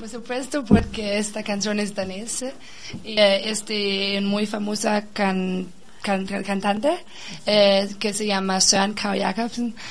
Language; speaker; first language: Spanish; non-native, learner; Danish